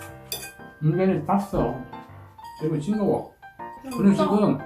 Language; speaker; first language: Korean; non-native, fluent; Malay